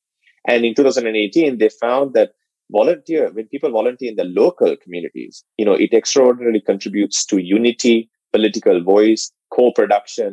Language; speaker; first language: English; non-native, local second language; Sinhala